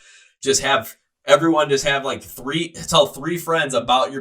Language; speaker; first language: English; native; English